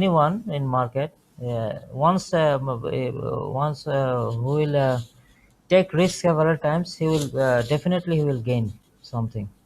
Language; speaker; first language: English; non-native, local second language; Bangla